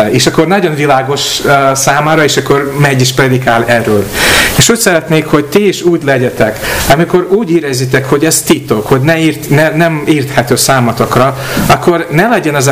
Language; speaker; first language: Hungarian; non-native, fluent; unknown